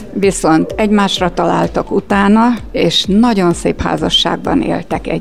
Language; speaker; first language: Hungarian; native; Hungarian